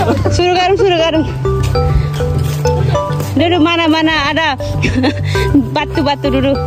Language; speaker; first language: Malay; non-native, learner; Nepali